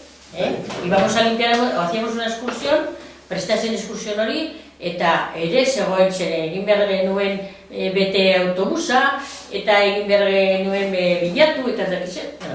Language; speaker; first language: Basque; non-native, local second language; Spanish